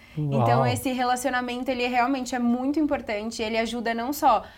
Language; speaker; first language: Portuguese; native; Portuguese